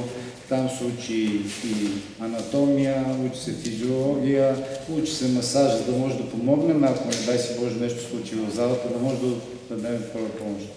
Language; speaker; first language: Bulgarian; native; Bulgarian